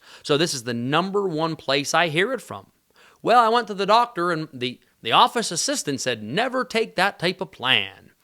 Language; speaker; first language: English; native; English